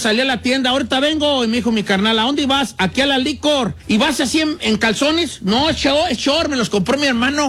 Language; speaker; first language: Spanish; native; Spanish